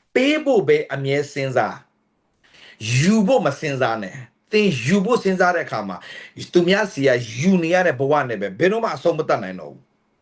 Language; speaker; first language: Burmese; non-native, local second language; Tedim Chin